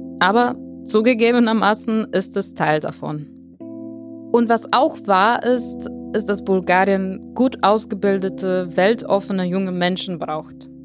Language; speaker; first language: German; non-native, fluent; Bulgarian